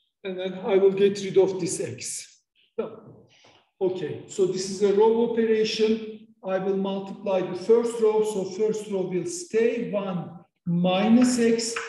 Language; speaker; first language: English; non-native, fluent; Turkish